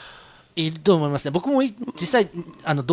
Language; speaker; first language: Japanese; native; Japanese